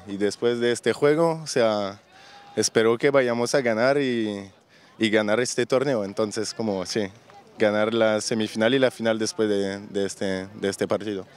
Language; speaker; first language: Spanish; non-native, fluent; French